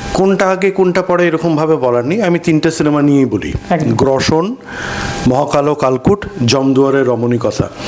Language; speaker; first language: Bangla; native; Bangla